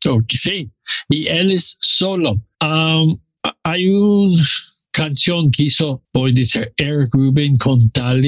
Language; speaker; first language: Spanish; non-native, learner; English